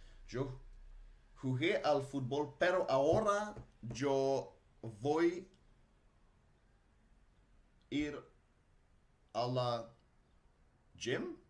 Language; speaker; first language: Spanish; non-native, learner; Dutch